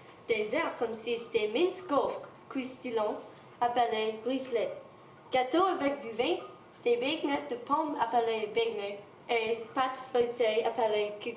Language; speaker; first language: French; non-native, learner; English